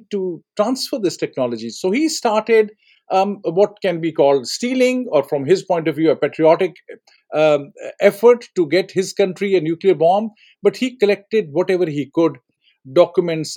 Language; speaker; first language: English; non-native, local second language; Urdu